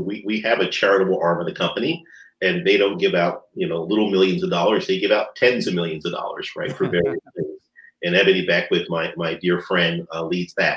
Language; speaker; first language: English; native; English